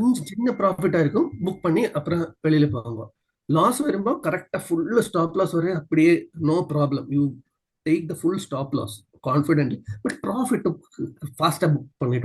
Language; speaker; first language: Tamil; non-native, learner; Malayalam